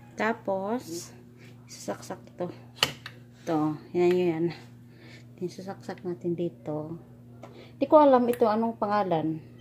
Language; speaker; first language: Filipino; non-native, local second language; Cebuano